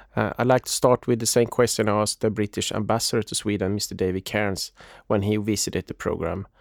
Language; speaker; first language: English; non-native, fluent; Swedish